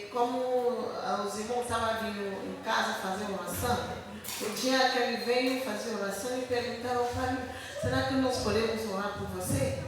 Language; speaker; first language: Portuguese; non-native, learner; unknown